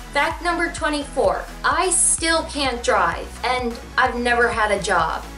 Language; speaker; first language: English; native; English